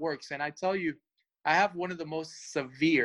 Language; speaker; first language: English; early bilingual, other home language; Spanish